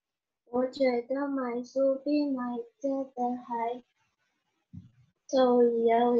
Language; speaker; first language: Chinese; non-native, learner; Indonesian